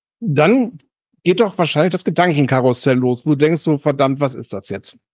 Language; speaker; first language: German; native; German